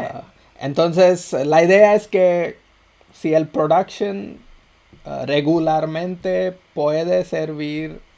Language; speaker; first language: Spanish; non-native, fluent; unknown